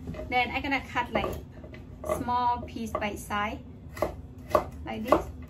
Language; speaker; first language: English; non-native, learner; Lao